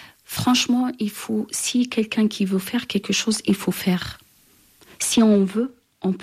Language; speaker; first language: French; non-native, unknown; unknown